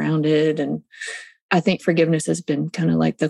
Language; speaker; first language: English; native; English